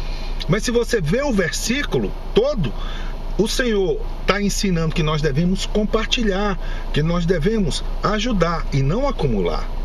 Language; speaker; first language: Portuguese; native; Portuguese